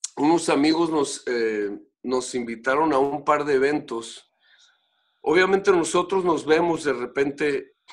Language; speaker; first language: Spanish; native; Spanish